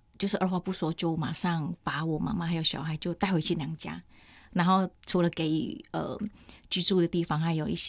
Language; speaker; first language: Chinese; early bilingual, heritage; Chinese